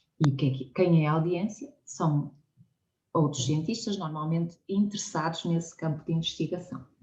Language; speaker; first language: Portuguese; native; Portuguese